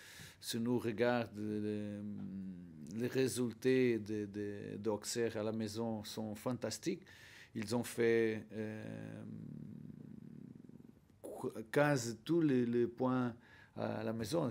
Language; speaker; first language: French; non-native, learner; Portuguese